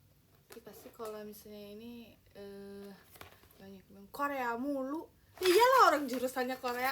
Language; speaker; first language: Indonesian; native; Indonesian